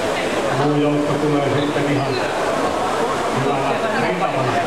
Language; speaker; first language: Finnish; native; Finnish